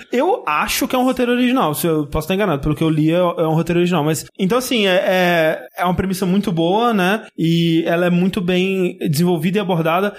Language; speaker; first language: Portuguese; native; Portuguese